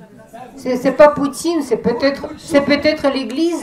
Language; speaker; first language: French; non-native, fluent; Russian